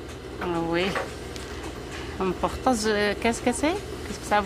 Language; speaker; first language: French; non-native, learner; Persian